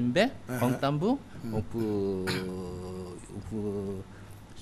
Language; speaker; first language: French; non-native, fluent; Korean